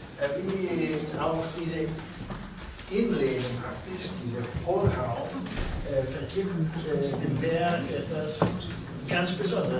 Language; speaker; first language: German; non-native, fluent; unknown